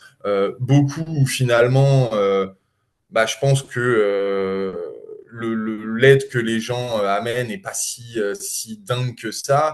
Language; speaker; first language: French; native; French